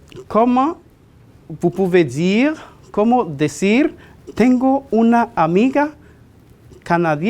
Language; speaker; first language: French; non-native, fluent; Spanish